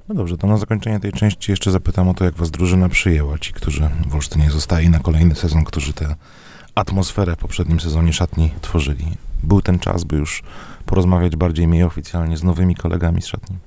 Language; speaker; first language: Polish; native; Polish